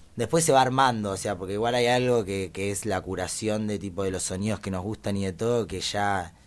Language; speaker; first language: Spanish; native; Spanish